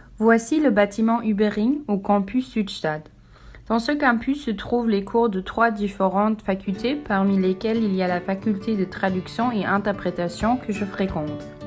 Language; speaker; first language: French; native; French